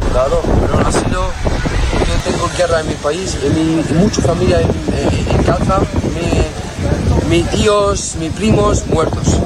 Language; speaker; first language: Spanish; non-native, learner; Arabic